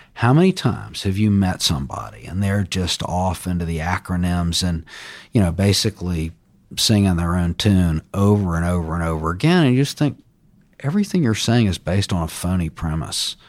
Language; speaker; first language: English; native; English